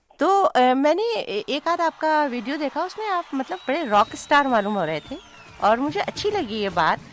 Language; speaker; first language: Urdu; native; Urdu